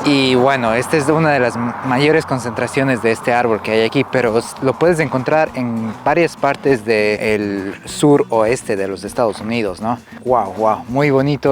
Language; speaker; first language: Spanish; native; Spanish